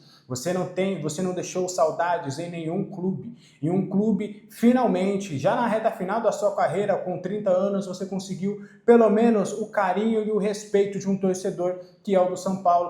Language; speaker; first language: Portuguese; native; Portuguese